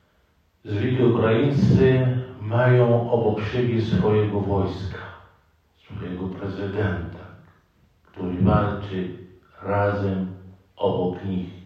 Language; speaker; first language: Polish; non-native, fluent; Arabic